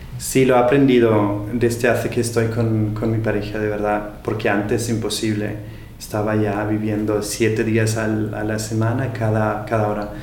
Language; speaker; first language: Spanish; non-native, fluent; German